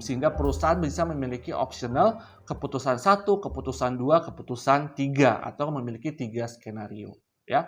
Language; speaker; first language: Indonesian; native; Indonesian